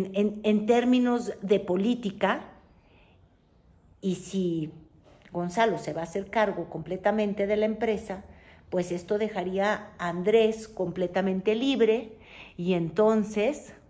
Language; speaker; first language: Spanish; native; Spanish